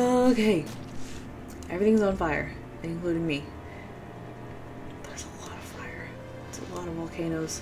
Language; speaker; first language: English; native; English